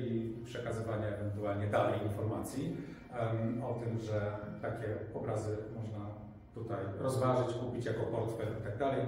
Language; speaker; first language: Polish; native; Polish